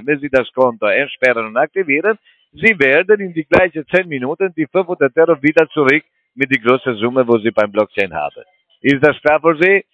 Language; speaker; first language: German; non-native, learner; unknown